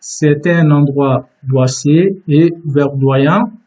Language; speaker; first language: French; non-native, fluent; Turkish